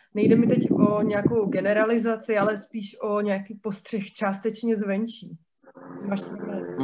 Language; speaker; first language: Czech; native; Czech